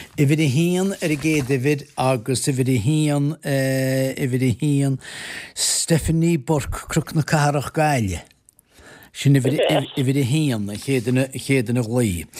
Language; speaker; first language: Irish; native; Irish